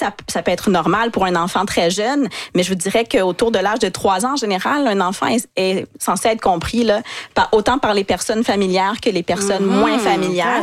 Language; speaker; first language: French; native; French